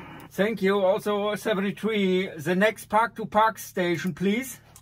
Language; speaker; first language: English; non-native, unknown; German